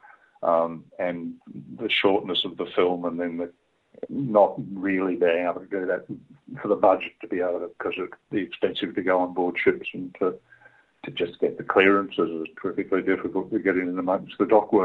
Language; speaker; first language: English; native; English